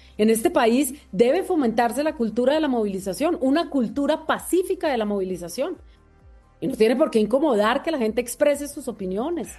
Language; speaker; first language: Spanish; native; Spanish